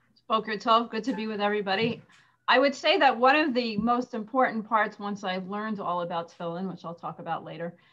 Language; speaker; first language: English; native; English